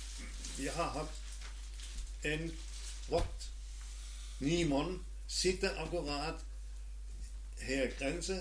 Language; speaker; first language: Danish; non-native, learner; German